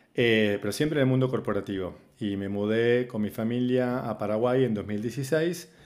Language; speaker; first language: Spanish; native; Spanish